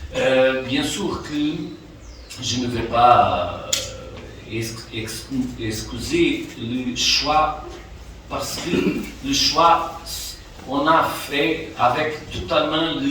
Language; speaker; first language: French; non-native, fluent; Portuguese